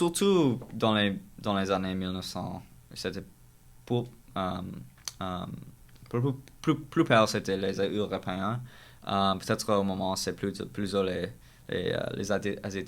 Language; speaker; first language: French; non-native, learner; English